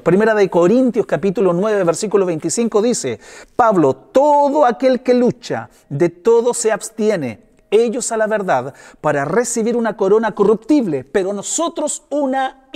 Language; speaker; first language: Spanish; native; Spanish